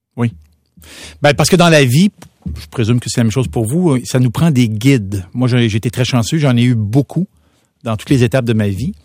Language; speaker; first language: French; native; French